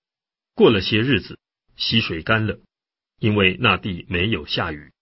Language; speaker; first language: Chinese; native; Chinese